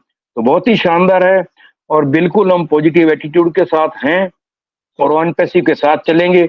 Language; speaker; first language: Hindi; native; Hindi